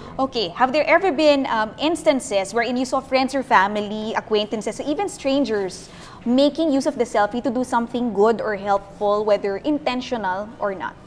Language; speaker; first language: English; non-native, local second language; Filipino